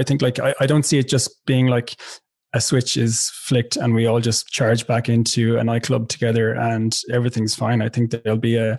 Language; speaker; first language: English; native; English